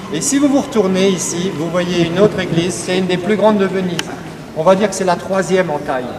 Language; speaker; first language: French; native; French